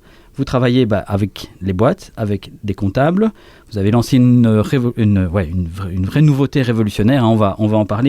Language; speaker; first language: French; native; French